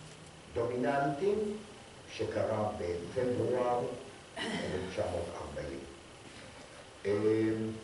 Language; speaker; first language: Hebrew; non-native, fluent; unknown